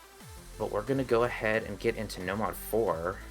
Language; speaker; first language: English; native; English